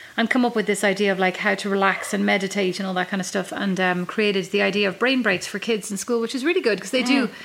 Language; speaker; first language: English; native; English